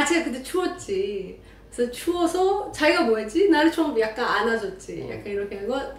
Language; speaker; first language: Korean; non-native, learner; Persian